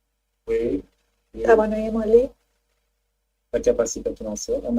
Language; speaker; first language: French; non-native, fluent; Persian